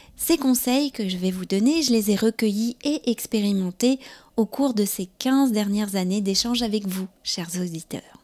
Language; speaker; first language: French; native; French